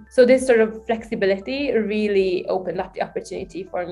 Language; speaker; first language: English; non-native, fluent; Hungarian